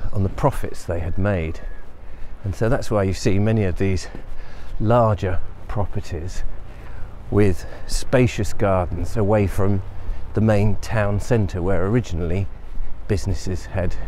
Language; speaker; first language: English; native; English